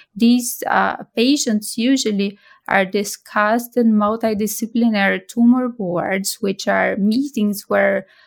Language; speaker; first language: English; non-native, fluent; Portuguese